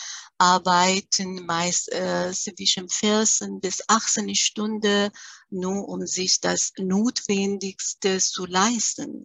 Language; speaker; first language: German; early bilingual, other home language; Persian